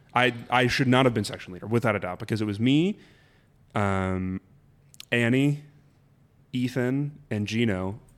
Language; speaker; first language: English; native; English